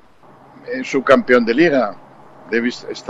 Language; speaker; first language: Spanish; native; Spanish